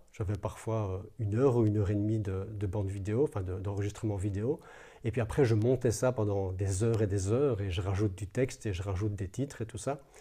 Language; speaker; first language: French; native; French